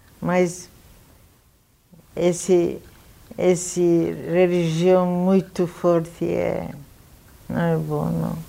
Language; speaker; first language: Portuguese; non-native, fluent; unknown